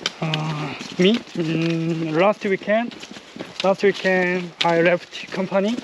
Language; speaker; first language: English; non-native, learner; Korean